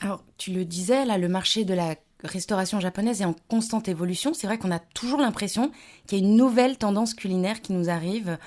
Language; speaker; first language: French; native; French